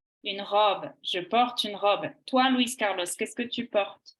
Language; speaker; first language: French; native; French